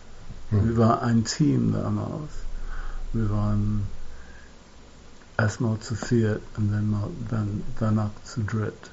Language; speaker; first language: German; non-native, fluent; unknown